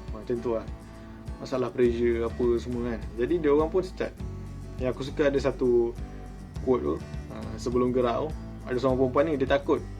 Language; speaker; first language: Malay; native; Malay